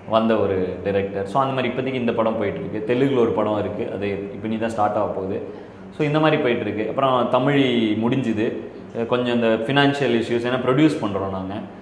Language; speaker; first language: Tamil; native; Tamil